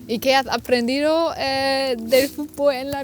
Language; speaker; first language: Spanish; non-native, fluent; German